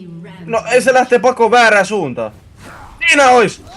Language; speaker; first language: Finnish; native; Finnish